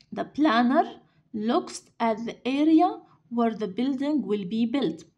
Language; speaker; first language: English; non-native, fluent; Arabic